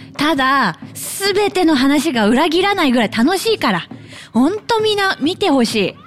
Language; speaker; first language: Japanese; native; Japanese